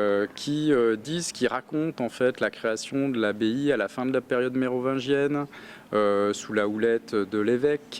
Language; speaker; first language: French; native; French